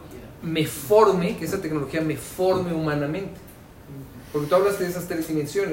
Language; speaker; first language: Spanish; native; Spanish